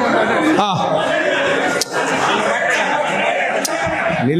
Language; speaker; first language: Kannada; native; Kannada